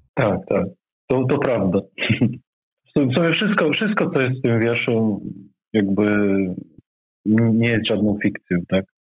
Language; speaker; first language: Polish; non-native, fluent; Ukrainian